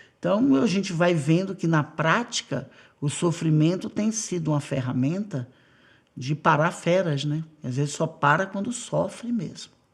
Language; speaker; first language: Portuguese; native; Portuguese